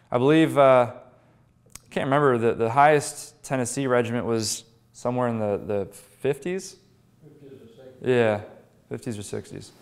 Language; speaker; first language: English; native; English